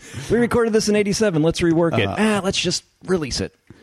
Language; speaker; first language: English; native; English